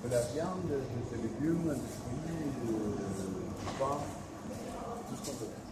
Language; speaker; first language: French; non-native, fluent; Russian